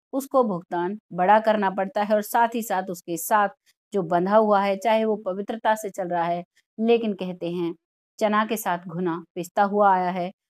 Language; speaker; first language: Hindi; native; Hindi